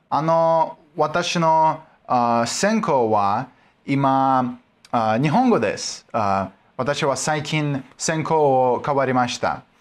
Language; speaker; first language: Japanese; non-native, learner; Russian